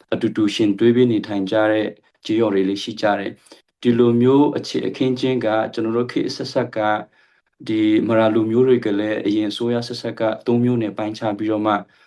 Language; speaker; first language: Burmese; non-native, local second language; Hakha Chin